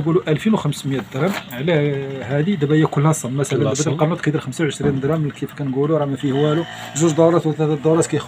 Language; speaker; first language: Arabic; native; Arabic